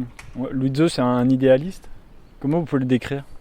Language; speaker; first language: French; native; French